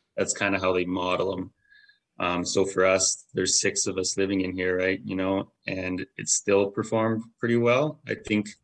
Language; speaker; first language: English; native; English